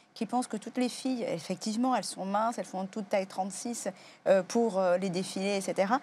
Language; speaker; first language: French; native; French